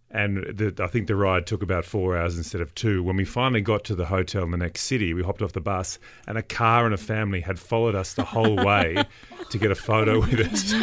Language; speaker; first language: English; native; English